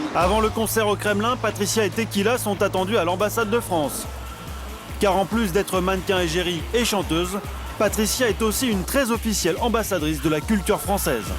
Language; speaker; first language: French; native; French